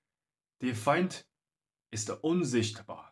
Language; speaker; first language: German; non-native, learner; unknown